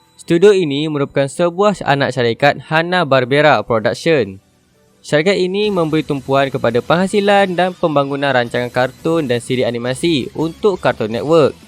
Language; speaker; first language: Malay; native; Malay